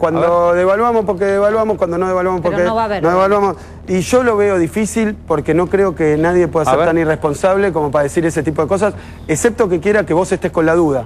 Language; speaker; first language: Spanish; native; Spanish